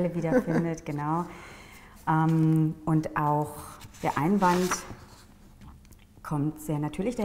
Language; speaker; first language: German; native; German